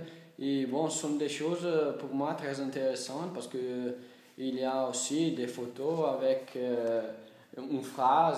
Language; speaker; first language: French; non-native, learner; Italian